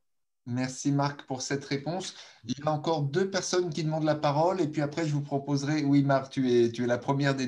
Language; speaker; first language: French; native; French